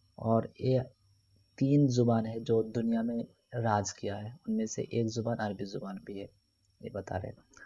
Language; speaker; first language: Urdu; non-native, local second language; Malayalam